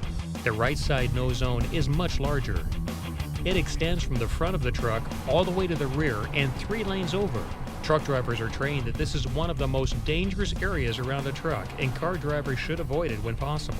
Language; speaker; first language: English; native; English